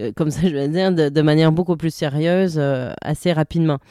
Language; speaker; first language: French; native; French